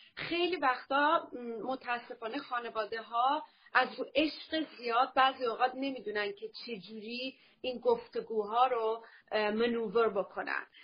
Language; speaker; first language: Persian; early bilingual, heritage; Persian